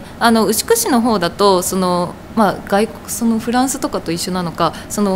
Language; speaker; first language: Japanese; native; Japanese